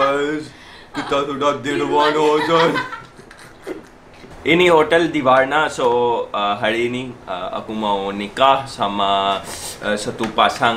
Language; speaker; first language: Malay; non-native, learner; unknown